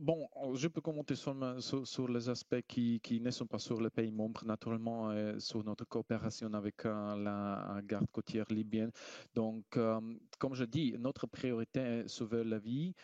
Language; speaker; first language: French; non-native, fluent; Slovak